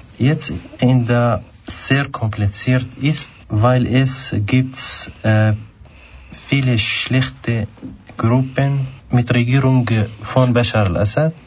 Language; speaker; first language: German; non-native, learner; Kurdish